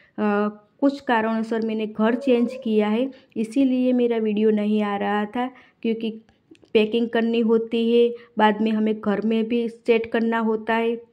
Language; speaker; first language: Hindi; non-native, local second language; Gujarati